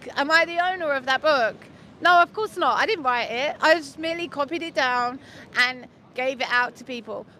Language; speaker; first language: English; native; English